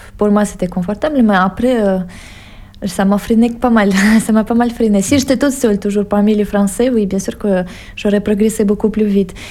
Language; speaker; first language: French; non-native, fluent; Russian